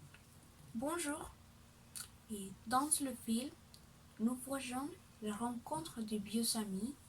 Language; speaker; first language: French; non-native, learner; Spanish